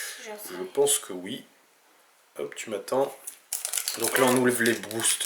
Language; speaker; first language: French; native; French